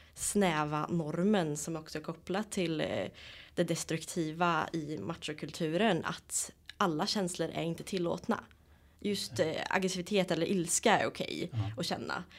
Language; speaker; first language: Swedish; native; Swedish